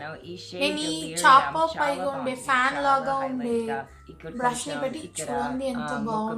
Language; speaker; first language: Telugu; native; Telugu